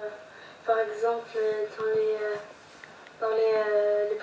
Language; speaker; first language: French; early bilingual, other home language; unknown